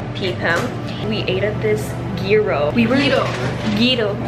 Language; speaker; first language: English; native; English